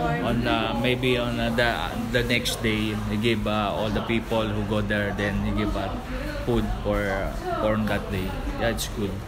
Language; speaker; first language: English; non-native, local second language; Filipino